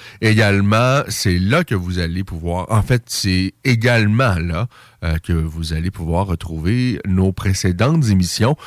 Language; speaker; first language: French; native; French